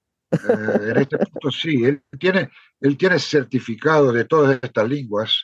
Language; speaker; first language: Spanish; non-native, fluent; Romanian